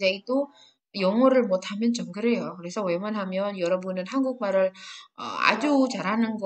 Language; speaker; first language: Korean; non-native, fluent; Indonesian